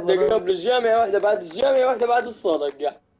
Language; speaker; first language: Arabic; native; Arabic